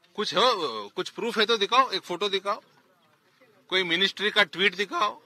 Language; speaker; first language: Hindi; non-native, local second language; Telugu